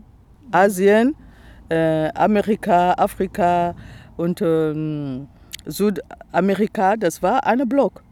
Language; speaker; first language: German; non-native, fluent; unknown